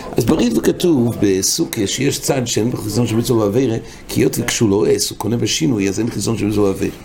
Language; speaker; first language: Hebrew; non-native, fluent; English